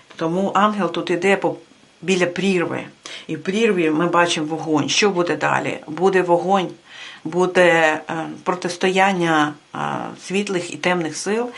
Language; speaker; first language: Ukrainian; native; Ukrainian